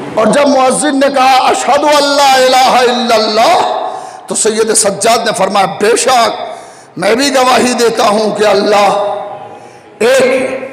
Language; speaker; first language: Urdu; native; Urdu